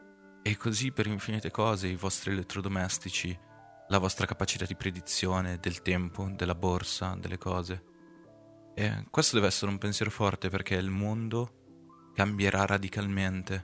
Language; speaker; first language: Italian; native; Italian